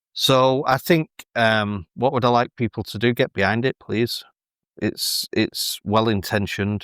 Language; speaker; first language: English; native; English